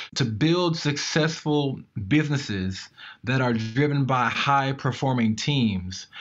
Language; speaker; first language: English; native; English